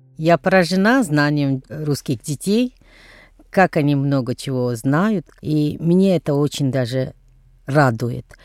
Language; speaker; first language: Russian; non-native, fluent; Tamil